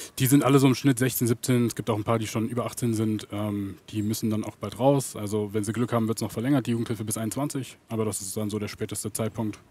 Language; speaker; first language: German; early bilingual, other home language; Arabic